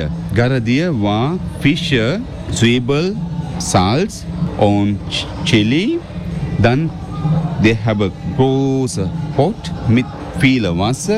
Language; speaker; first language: German; non-native, learner; Sinhala